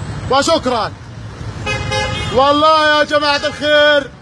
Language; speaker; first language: Arabic; native; Arabic